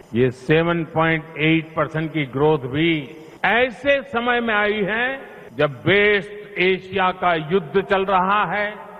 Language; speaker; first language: Hindi; non-native, local second language; Gujarati